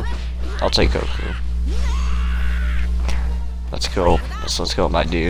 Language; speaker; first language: English; native; English